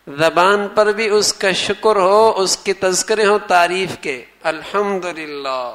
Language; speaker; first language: Urdu; native; Urdu